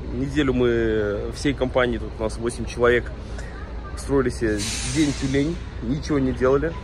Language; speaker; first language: Russian; native; Russian